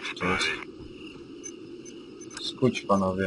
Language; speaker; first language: Polish; native; Polish